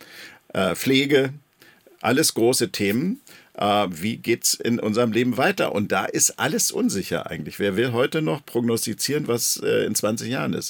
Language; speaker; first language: German; native; German